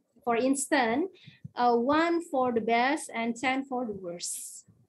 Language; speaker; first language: English; non-native, fluent; Indonesian